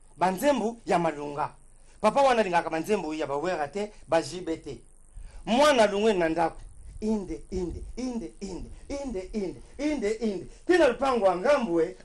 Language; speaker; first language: Lingala; non-native, local second language; Kituba (Democratic Republic of Congo)